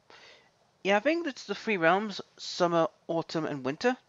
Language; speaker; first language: English; native; English